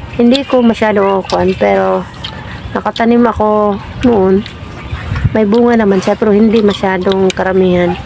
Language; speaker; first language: Filipino; non-native, local second language; Cebuano